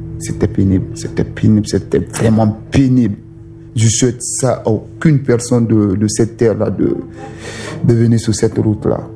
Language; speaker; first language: French; non-native, local second language; Susu